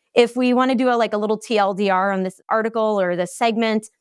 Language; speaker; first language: English; native; English